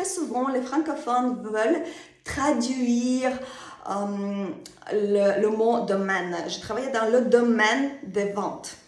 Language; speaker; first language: French; non-native, fluent; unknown